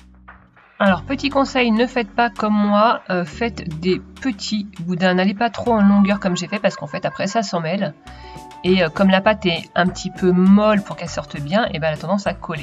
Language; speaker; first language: French; native; French